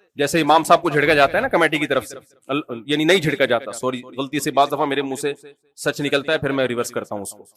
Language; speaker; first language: Urdu; native; Urdu